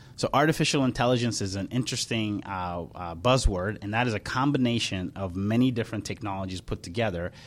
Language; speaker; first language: English; early bilingual, other home language; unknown